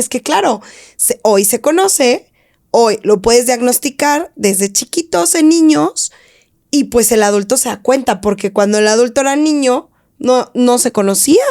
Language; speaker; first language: Spanish; native; Spanish